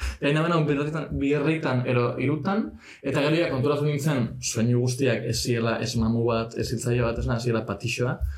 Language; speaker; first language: Basque; non-native, local second language; Spanish